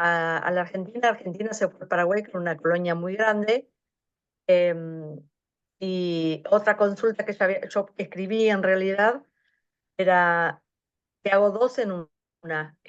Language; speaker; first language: Spanish; native; Spanish